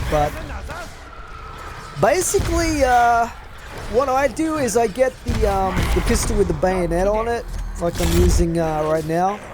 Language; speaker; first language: English; native; English